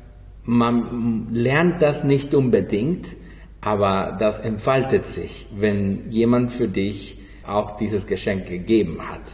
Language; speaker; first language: German; non-native, fluent; Spanish